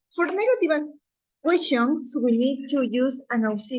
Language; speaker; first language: English; non-native, fluent; Spanish